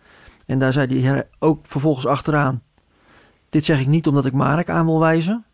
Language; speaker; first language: Dutch; native; Dutch